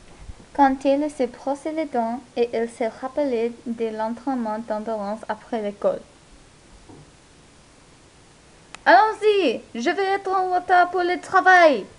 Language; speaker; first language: French; non-native, learner; English